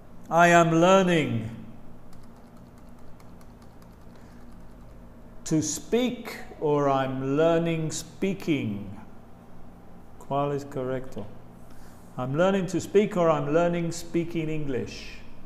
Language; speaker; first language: English; native; English